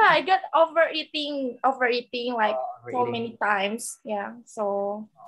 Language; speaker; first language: English; non-native, local second language; Indonesian